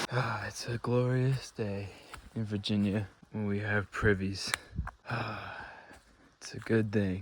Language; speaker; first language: English; native; English